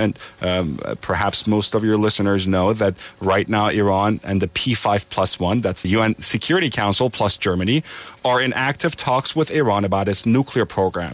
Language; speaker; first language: English; non-native, fluent; Persian